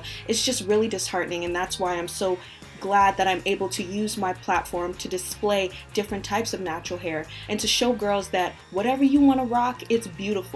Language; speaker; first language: English; native; English